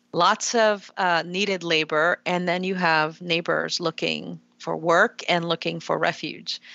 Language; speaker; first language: English; early bilingual, other home language; Spanish